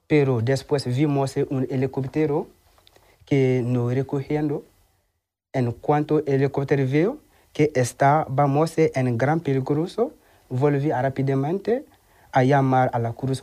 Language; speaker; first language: Spanish; non-native, learner; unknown